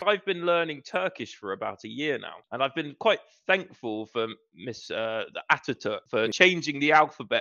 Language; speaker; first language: English; native; English